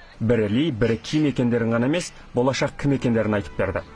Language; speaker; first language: Kazakh; native; Kazakh